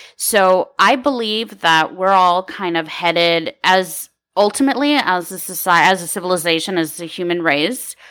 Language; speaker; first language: English; early bilingual, other home language; Ukrainian